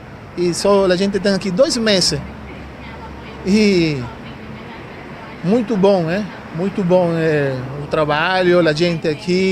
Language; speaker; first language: Portuguese; non-native, learner; Spanish